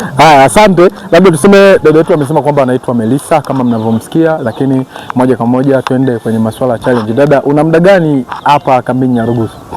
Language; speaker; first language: Swahili; native; Swahili